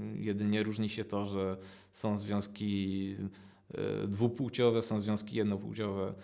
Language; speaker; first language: Polish; native; Polish